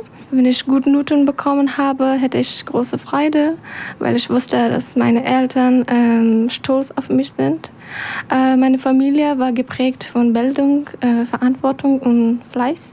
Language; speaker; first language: German; non-native, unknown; Persian